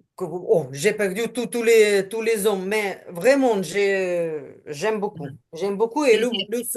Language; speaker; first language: French; non-native, learner; Ukrainian